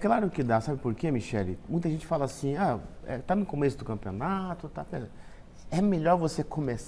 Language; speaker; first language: Portuguese; native; Portuguese